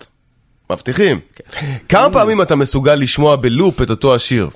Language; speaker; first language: Hebrew; native; Hebrew